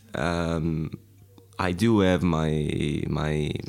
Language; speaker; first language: English; non-native, fluent; Italian